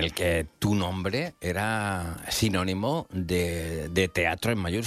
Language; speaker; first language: Spanish; native; Spanish